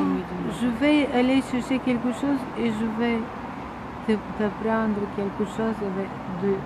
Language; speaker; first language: French; non-native, local second language; Russian